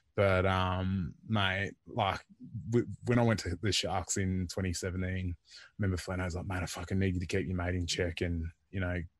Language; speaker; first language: English; native; English